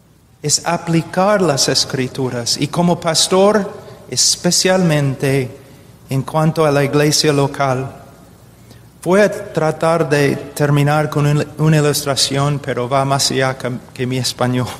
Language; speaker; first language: Spanish; non-native, fluent; English